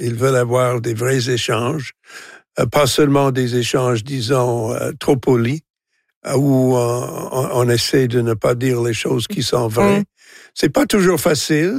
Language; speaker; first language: French; non-native, local second language; English